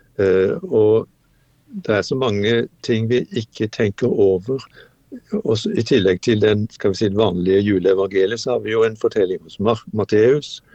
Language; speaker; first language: Norwegian; native; Norwegian